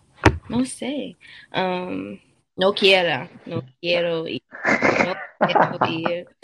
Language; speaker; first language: Spanish; non-native, learner; English